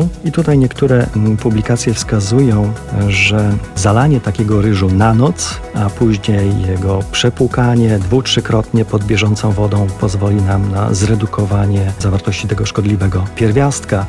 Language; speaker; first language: Polish; native; Polish